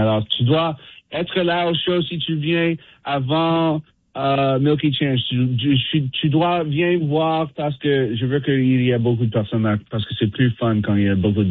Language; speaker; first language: French; non-native, learner; English